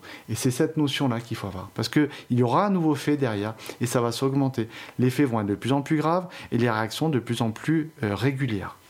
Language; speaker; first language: French; native; French